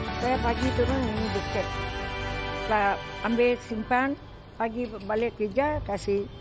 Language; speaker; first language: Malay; non-native, local second language; Tamil